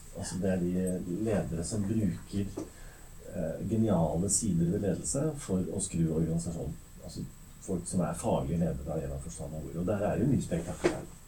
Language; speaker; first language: Norwegian; native; Norwegian